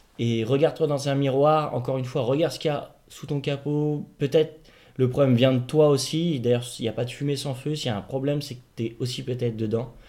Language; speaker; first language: French; native; French